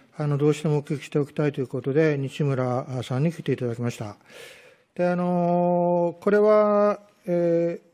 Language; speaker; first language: Japanese; native; Japanese